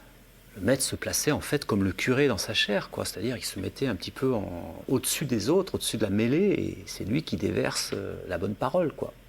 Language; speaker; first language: French; native; French